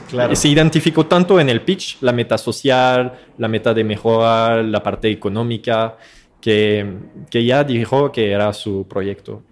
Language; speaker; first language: Spanish; non-native, fluent; French